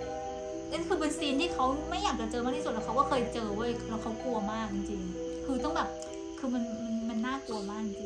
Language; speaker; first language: Thai; native; Thai